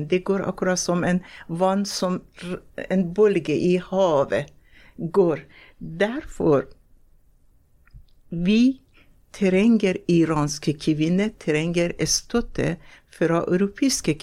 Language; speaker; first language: Norwegian; non-native, fluent; Persian